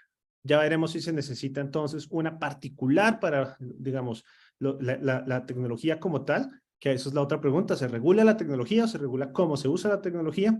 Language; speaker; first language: Spanish; native; Spanish